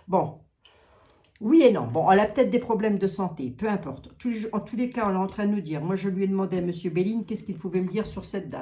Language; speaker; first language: French; native; French